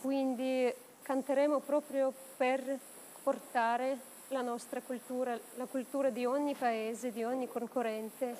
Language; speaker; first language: Italian; non-native, fluent; Ukrainian